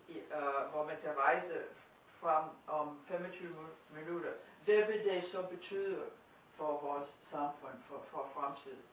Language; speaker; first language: Danish; non-native, fluent; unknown